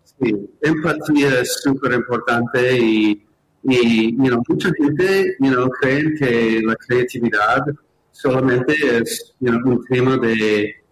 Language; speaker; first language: Spanish; non-native, fluent; English